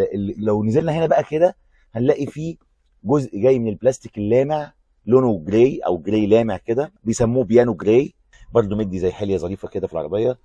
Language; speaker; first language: Arabic; native; Arabic